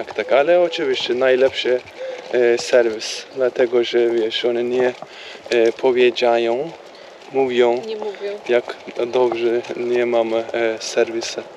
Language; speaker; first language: Polish; non-native, learner; Turkish